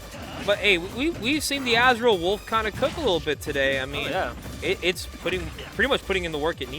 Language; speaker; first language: English; native; English